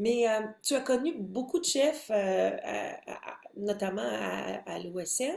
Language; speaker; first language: French; native; French